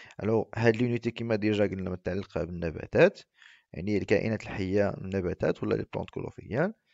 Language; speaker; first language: French; non-native, local second language; Arabic